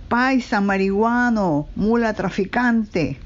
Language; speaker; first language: Spanish; native; Spanish